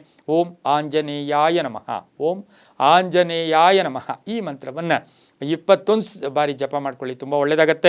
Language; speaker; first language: Kannada; native; Kannada